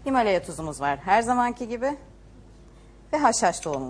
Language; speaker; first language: Turkish; native; Turkish